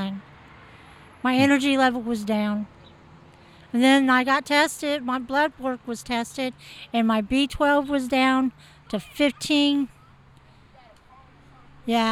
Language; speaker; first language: English; native; English